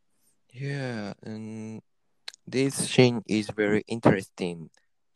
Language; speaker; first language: English; non-native, learner; Japanese